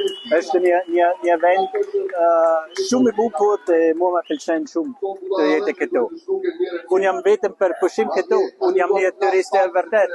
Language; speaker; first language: Albanian; non-native, learner; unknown